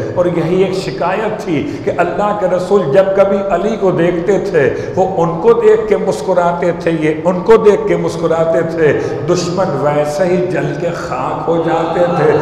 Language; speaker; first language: Urdu; native; Urdu